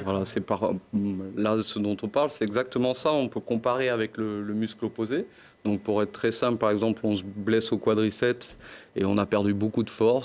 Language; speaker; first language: French; native; French